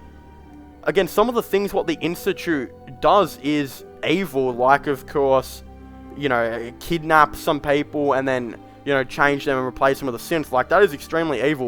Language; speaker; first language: English; native; English